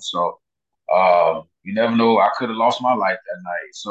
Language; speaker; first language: English; native; English